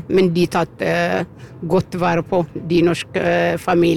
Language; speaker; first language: Norwegian; non-native, learner; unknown